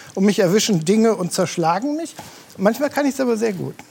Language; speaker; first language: German; native; German